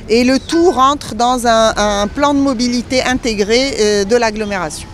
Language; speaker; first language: French; non-native, local second language; Arabic